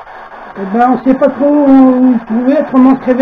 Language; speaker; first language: French; native; French